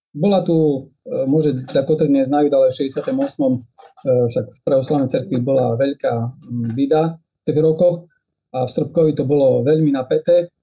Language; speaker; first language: Slovak; native; Slovak